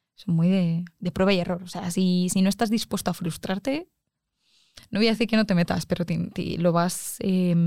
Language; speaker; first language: Spanish; native; Spanish